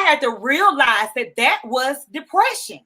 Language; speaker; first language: English; native; English